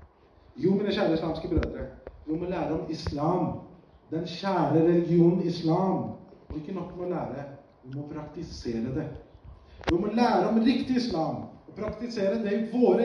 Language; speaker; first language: Norwegian; early bilingual, other home language; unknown